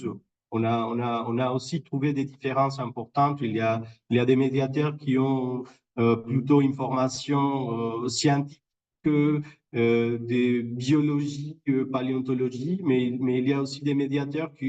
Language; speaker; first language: French; non-native, fluent; Spanish